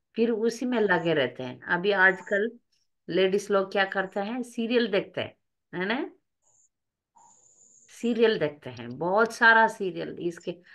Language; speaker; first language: Hindi; non-native, local second language; Tamil